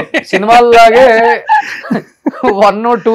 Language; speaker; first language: Telugu; native; Telugu